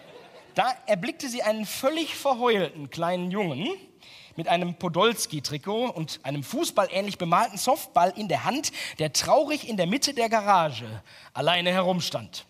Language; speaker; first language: German; native; German